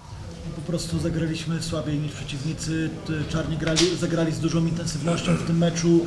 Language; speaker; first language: Polish; native; Polish